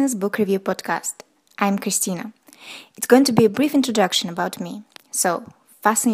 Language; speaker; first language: English; non-native, fluent; Russian